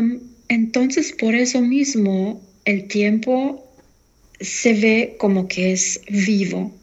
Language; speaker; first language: Spanish; non-native, fluent; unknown